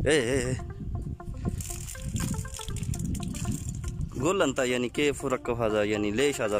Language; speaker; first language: Arabic; non-native, learner; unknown